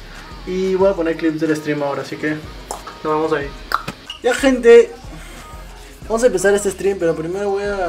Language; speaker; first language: Spanish; native; Spanish